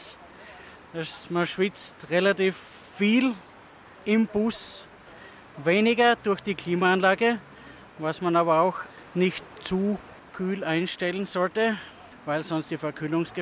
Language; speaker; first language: German; native; German